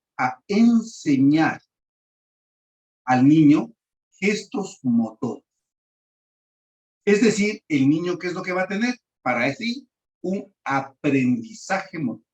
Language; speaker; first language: Spanish; native; Spanish